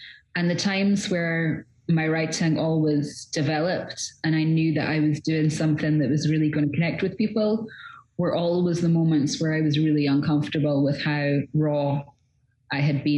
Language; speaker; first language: English; native; English